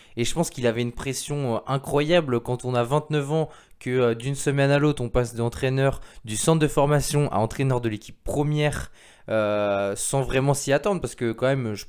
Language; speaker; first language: French; native; French